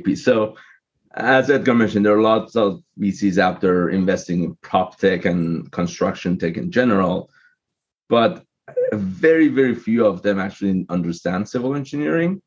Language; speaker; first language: English; non-native, fluent; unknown